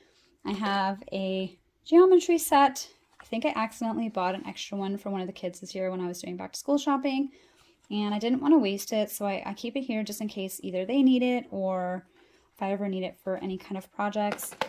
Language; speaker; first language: English; native; English